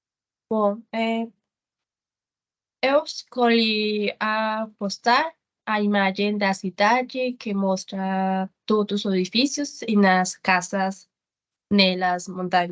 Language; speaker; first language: Portuguese; non-native, learner; Spanish